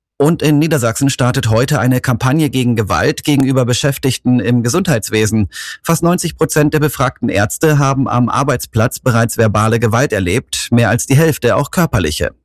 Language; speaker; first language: German; native; German